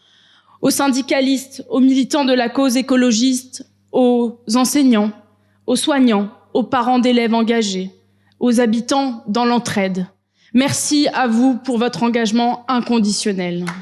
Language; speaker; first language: French; native; French